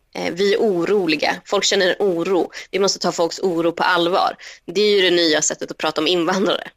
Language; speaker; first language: Swedish; early bilingual, other home language; Spanish